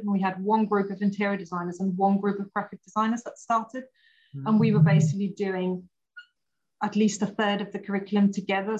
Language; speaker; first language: English; non-native, fluent; German